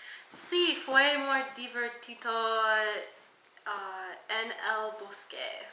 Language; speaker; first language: Spanish; non-native, learner; English